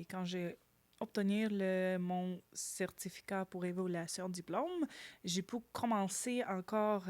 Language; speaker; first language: French; non-native, learner; Ukrainian